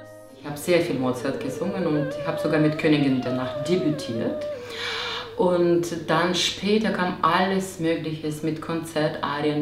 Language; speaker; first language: German; non-native, fluent; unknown